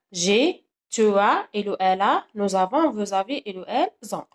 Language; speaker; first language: French; non-native, local second language; Arabic